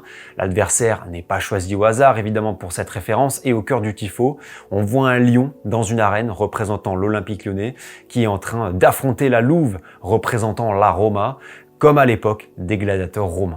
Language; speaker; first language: French; native; French